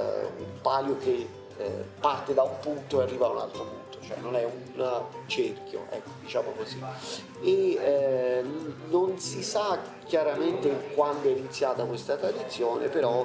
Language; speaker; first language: Italian; native; Italian